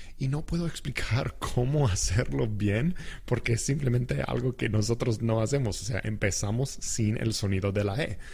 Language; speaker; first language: Spanish; non-native, fluent; English